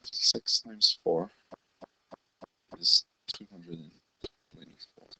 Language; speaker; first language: English; native; English